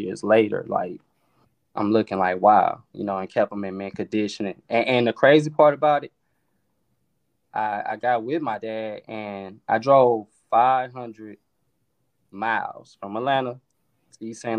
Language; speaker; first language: English; native; English